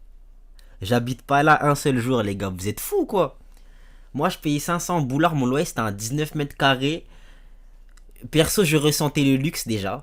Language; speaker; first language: French; native; French